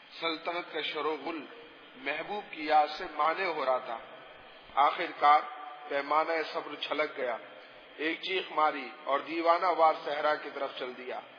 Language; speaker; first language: Urdu; non-native, local second language; Pashto